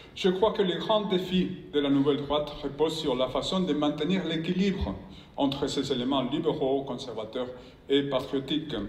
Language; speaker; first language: French; non-native, fluent; Spanish